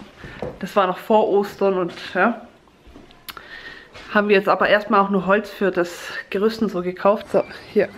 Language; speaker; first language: German; native; German